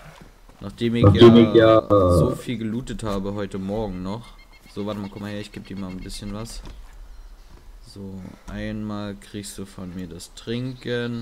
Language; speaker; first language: German; native; German